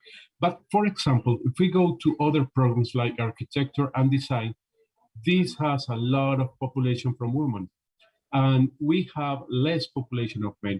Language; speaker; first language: English; non-native, fluent; Spanish